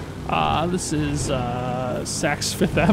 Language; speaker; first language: English; native; English